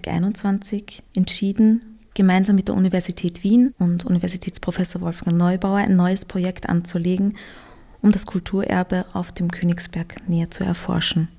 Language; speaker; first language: German; native; German